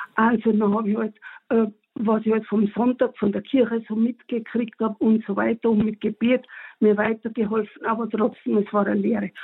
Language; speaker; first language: German; native; German